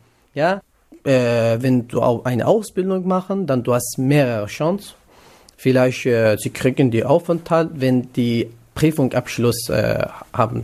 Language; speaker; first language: German; non-native, learner; Kurdish